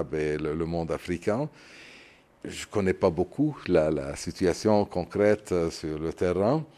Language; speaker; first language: French; non-native, fluent; Arabic